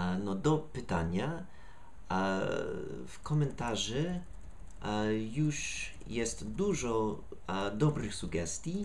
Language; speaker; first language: Polish; non-native, fluent; English